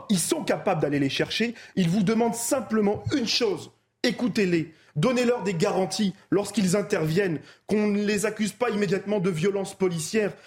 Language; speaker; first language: French; native; French